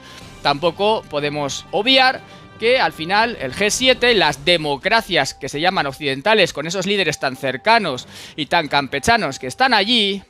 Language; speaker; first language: Spanish; native; Spanish